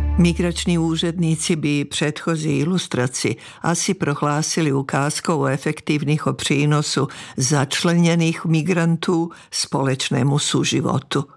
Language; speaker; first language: Czech; non-native, fluent; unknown